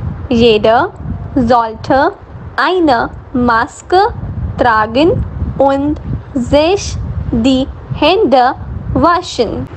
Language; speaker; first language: German; non-native, learner; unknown